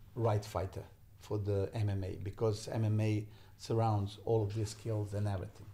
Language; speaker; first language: English; non-native, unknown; Serbian